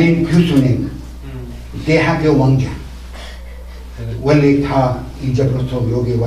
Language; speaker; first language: Korean; non-native, learner; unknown